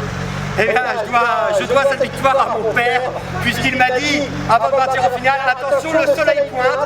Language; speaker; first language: French; native; French